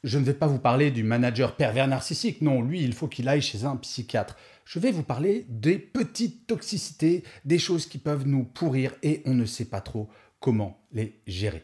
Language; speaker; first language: French; native; French